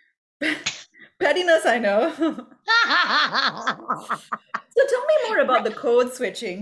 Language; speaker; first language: English; native; English